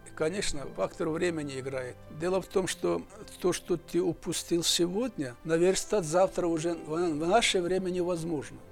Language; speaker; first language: Russian; non-native, local second language; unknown